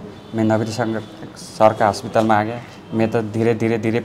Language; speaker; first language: Hindi; non-native, learner; Nepali